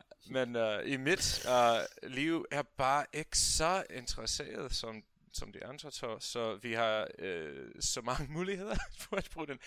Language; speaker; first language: Danish; non-native, learner; English